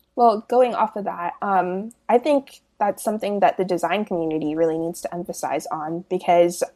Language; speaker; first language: English; early bilingual, other home language; Hindi